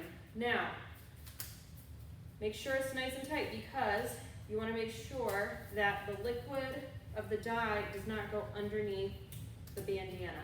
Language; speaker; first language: English; native; English